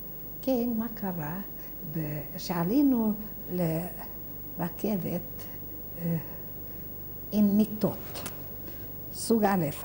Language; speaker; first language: Hebrew; non-native, fluent; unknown